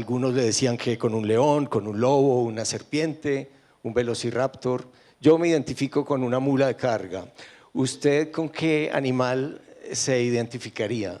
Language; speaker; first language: Spanish; native; Spanish